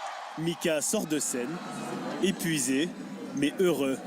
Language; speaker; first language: French; native; French